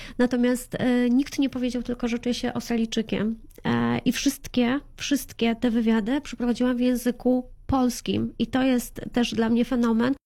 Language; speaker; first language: Polish; native; Polish